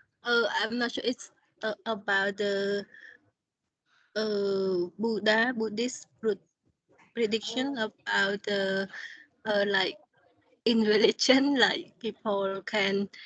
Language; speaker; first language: English; non-native, learner; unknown